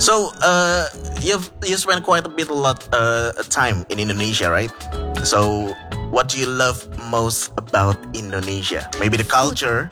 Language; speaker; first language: English; non-native, fluent; Indonesian